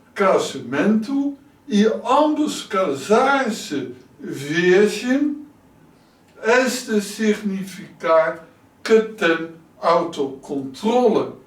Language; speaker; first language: Portuguese; non-native, learner; Dutch